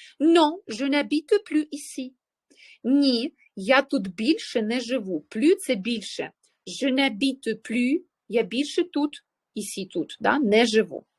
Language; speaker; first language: French; non-native, fluent; Ukrainian